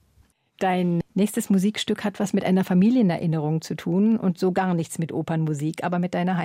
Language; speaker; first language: German; native; German